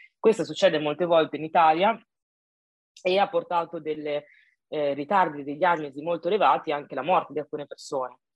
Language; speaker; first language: Italian; early bilingual, other home language; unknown